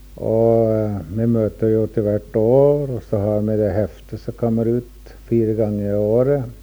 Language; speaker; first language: Norwegian; early bilingual, heritage; Norwegian